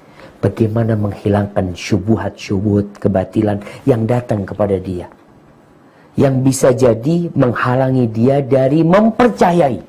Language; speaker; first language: Indonesian; native; Indonesian